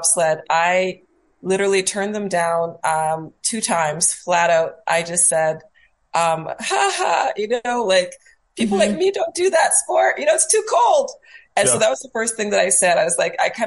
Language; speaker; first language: English; native; English